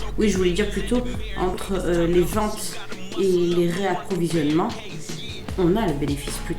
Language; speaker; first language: French; native; French